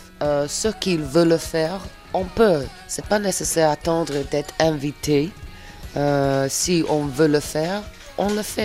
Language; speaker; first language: French; non-native, fluent; English